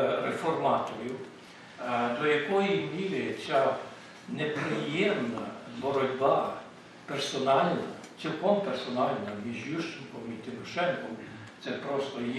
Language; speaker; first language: Ukrainian; early bilingual, heritage; Ukrainian